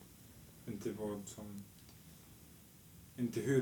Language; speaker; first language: Swedish; non-native, fluent; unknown